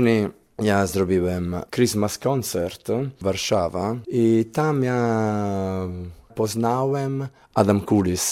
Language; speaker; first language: Polish; non-native, learner; Italian